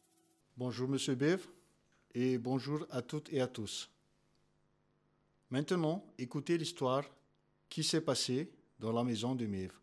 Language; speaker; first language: French; non-native, local second language; Malagasy